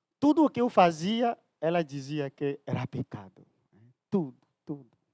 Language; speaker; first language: Portuguese; non-native, fluent; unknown